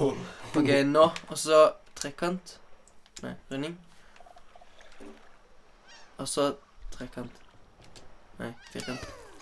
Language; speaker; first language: Norwegian; native; Norwegian